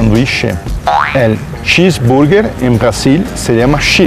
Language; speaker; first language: Spanish; non-native, fluent; Portuguese